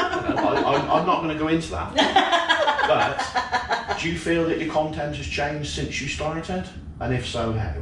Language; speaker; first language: English; native; English